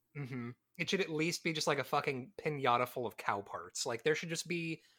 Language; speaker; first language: English; native; English